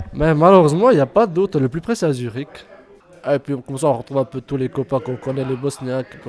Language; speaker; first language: French; early bilingual, other home language; Bosnian